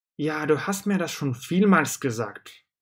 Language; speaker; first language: German; non-native, fluent; Russian